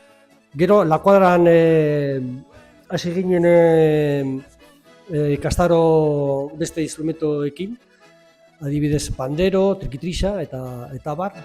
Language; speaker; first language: Basque; non-native, local second language; Spanish